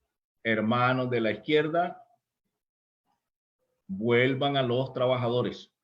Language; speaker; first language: Spanish; native; Spanish